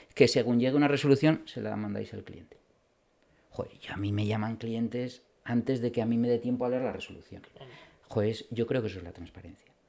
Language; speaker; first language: Spanish; native; Spanish